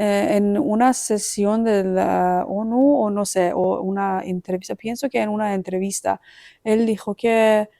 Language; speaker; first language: Spanish; non-native, fluent; Persian